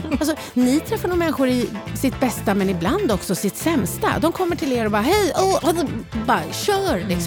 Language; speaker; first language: Swedish; native; Swedish